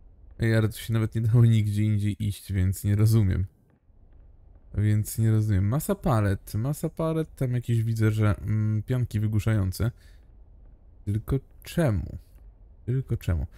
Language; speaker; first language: Polish; native; Polish